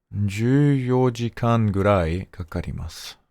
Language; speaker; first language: Japanese; non-native, learner; English